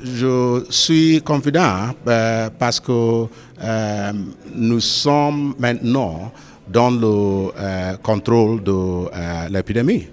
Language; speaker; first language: French; non-native, learner; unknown